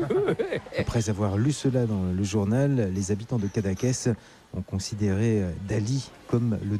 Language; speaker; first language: French; native; French